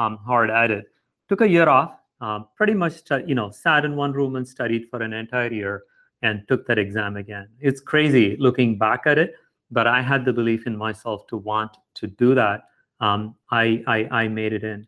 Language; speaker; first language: English; non-native, local second language; Tamil